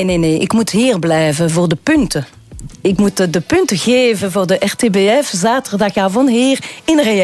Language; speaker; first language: Dutch; non-native, local second language; French